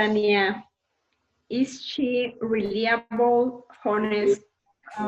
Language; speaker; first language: English; non-native, learner; Spanish